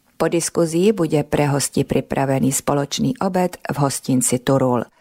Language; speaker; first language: Slovak; non-native, local second language; Hungarian